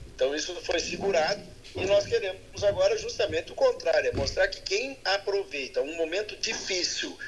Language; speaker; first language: Portuguese; native; Portuguese